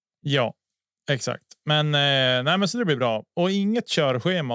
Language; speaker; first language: Swedish; native; Swedish